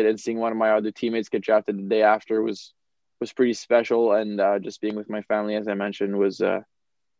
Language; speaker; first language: English; native; English